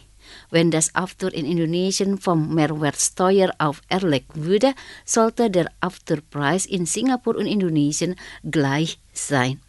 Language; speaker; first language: German; non-native, fluent; Indonesian